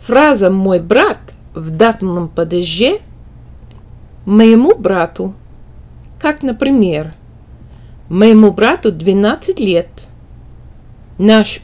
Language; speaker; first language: Russian; non-native, fluent; English